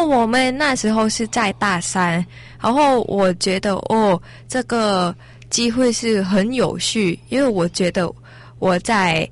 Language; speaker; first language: Chinese; non-native, learner; Thai